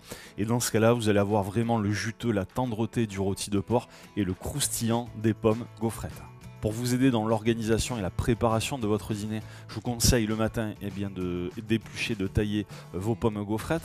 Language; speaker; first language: French; native; French